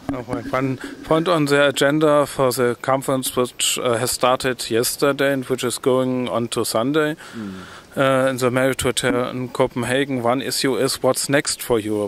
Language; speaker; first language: English; non-native, fluent; German